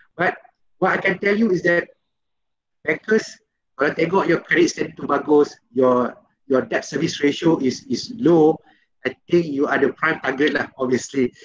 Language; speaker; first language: English; non-native, local second language; Malay